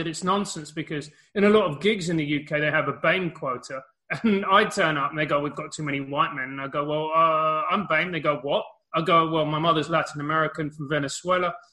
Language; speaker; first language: English; native; English